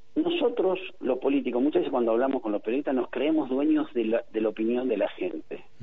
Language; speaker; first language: Spanish; native; Spanish